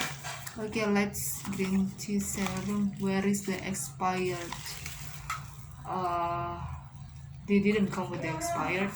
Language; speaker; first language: English; non-native, learner; Indonesian